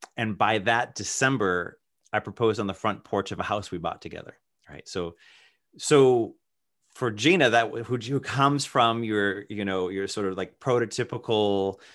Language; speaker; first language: English; native; English